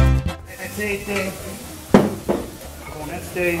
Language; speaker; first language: Spanish; non-native, learner; English